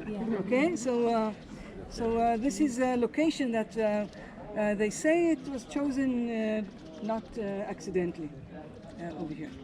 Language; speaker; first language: English; non-native, fluent; Hebrew